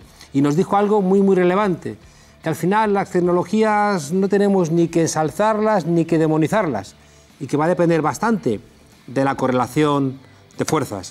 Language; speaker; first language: Spanish; native; Spanish